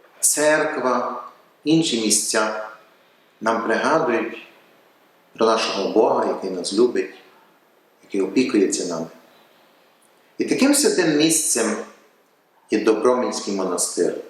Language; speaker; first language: Ukrainian; early bilingual, heritage; Ukrainian